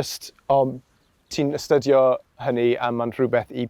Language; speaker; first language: Welsh; non-native, local second language; English